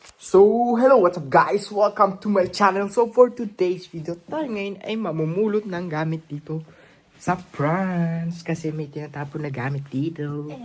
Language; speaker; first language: Filipino; native; Filipino